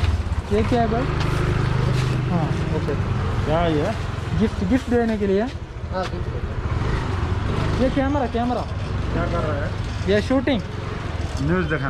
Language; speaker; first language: Hindi; non-native, local second language; Malayalam